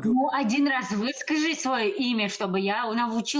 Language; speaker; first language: Russian; non-native, learner; Uzbek